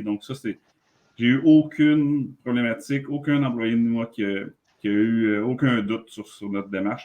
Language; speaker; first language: French; native; French